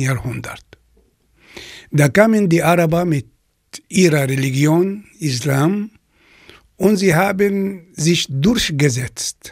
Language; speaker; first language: German; non-native, fluent; Arabic